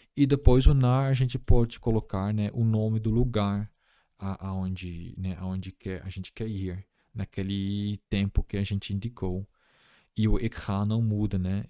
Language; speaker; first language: Portuguese; non-native, fluent; Dutch